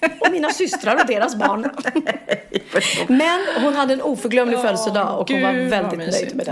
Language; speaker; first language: Swedish; native; Swedish